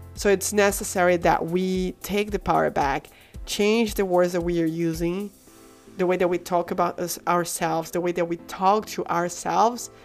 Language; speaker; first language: English; non-native, fluent; Portuguese